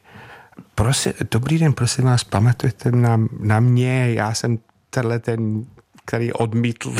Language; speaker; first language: Czech; non-native, fluent; English